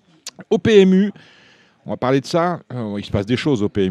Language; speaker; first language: French; native; French